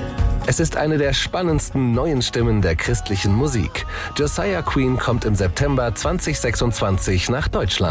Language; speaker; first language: German; native; German